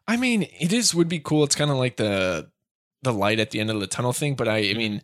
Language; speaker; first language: English; native; English